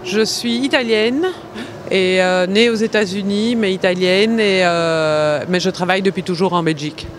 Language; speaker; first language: French; non-native, fluent; Italian